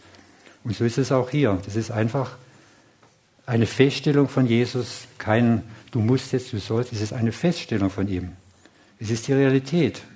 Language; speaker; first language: German; non-native, fluent; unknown